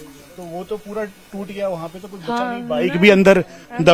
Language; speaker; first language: Hindi; native; Hindi